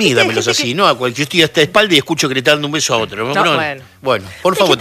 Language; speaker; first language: Spanish; native; Spanish